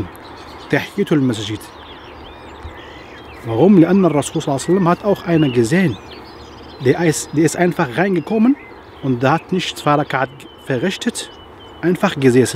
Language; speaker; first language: German; non-native, fluent; Arabic